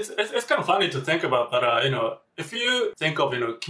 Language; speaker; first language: English; non-native, fluent; Japanese